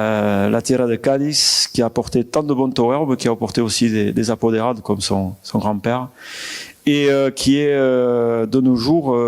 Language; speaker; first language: French; native; French